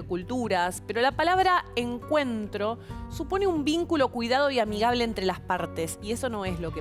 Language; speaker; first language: Spanish; native; Spanish